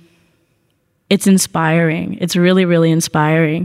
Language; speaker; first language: English; native; English